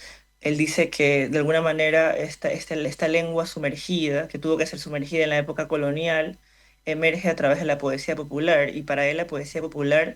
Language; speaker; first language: Spanish; native; Spanish